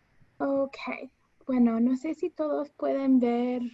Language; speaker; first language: Spanish; non-native, fluent; English